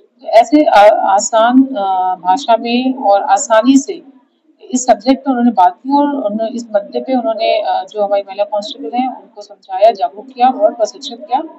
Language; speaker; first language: Hindi; native; Hindi